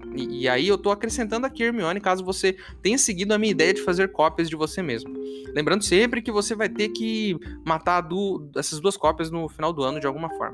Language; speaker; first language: Portuguese; native; Portuguese